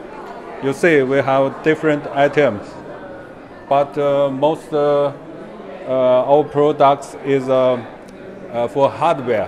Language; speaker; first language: English; non-native, learner; Chinese